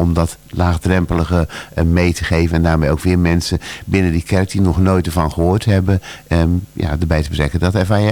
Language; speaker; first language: Dutch; native; Dutch